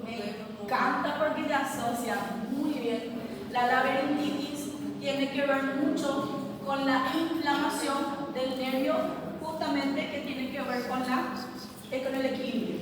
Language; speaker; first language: Spanish; native; Spanish